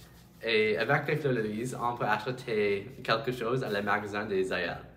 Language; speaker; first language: French; non-native, learner; English